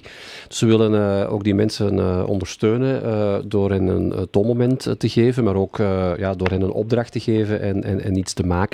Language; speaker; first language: Dutch; native; Dutch